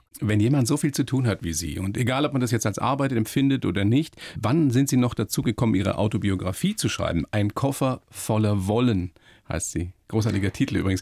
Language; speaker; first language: German; native; German